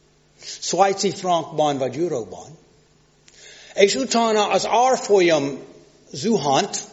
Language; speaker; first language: Hungarian; non-native, fluent; English